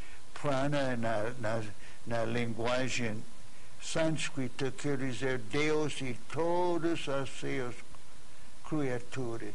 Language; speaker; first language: Portuguese; non-native, fluent; English